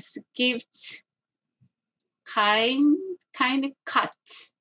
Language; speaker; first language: German; non-native, learner; Korean